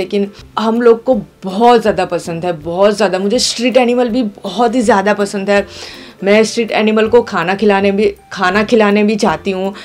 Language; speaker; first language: Hindi; non-native, local second language; Gujarati